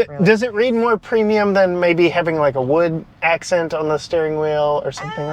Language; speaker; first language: English; native; English